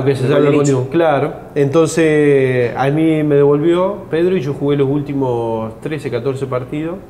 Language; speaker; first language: Spanish; native; Spanish